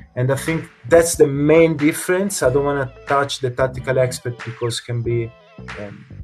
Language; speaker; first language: English; non-native, fluent; Italian